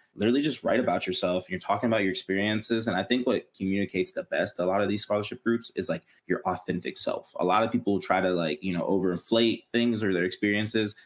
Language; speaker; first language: English; native; English